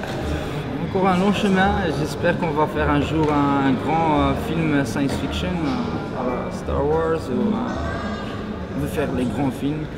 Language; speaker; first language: French; non-native, local second language; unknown